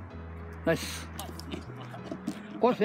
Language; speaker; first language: Japanese; native; Japanese